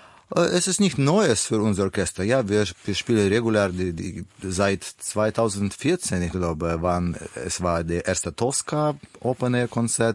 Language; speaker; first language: German; non-native, learner; Russian